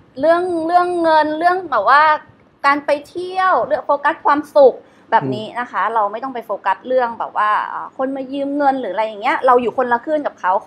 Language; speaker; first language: Thai; native; Thai